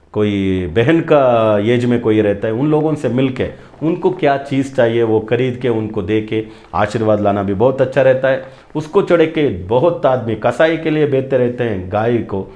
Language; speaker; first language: Hindi; non-native, local second language; Kannada